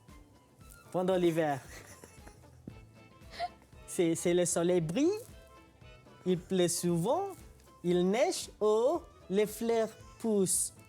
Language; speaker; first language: French; non-native, fluent; Malay